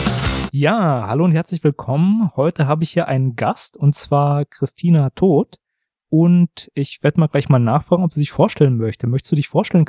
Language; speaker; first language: German; native; German